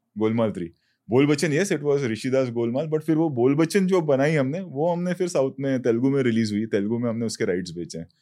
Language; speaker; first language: Hindi; native; Hindi